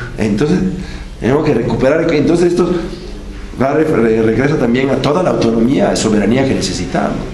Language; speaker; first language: Spanish; non-native, fluent; Italian